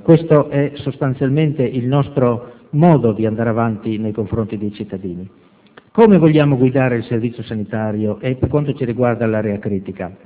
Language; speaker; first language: Italian; native; Italian